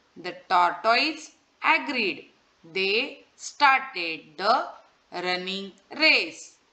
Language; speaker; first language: English; non-native, local second language; Marathi